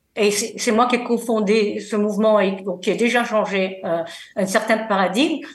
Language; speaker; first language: French; native; French